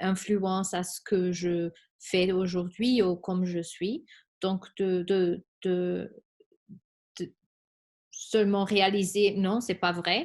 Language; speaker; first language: French; non-native, fluent; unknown